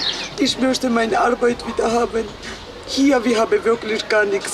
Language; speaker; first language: German; non-native, fluent; Georgian